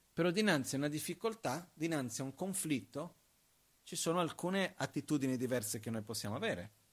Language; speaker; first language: Italian; non-native, fluent; Portuguese